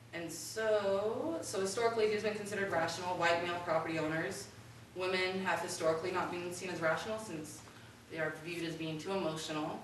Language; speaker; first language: English; native; English